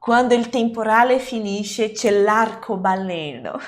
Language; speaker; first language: Italian; non-native, fluent; Portuguese